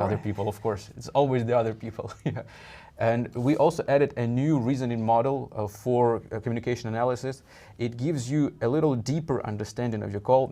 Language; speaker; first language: English; non-native, fluent; Russian